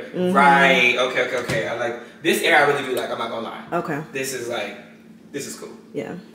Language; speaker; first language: English; native; English